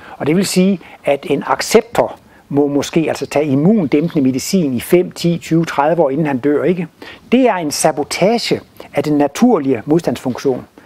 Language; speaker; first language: Danish; native; Danish